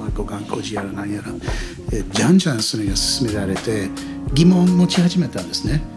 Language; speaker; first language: Japanese; non-native, fluent; English